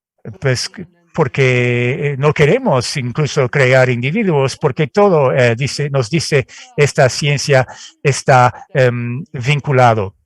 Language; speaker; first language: Spanish; non-native, fluent; French